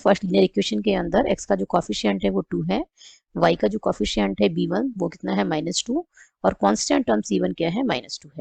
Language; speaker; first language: Hindi; native; Hindi